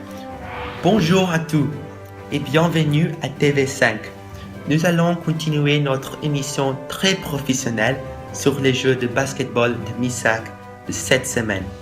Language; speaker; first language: French; non-native, learner; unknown